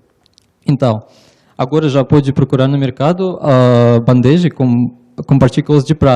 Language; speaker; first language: Portuguese; non-native, learner; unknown